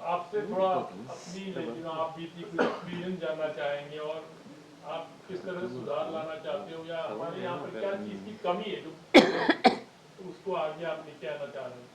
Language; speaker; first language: Hindi; native; Hindi